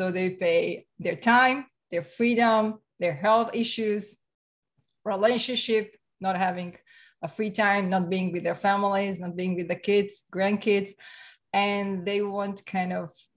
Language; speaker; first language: English; non-native, fluent; Slovak